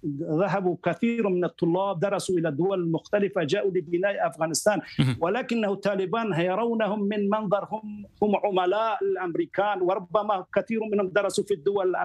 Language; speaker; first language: Arabic; non-native, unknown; Persian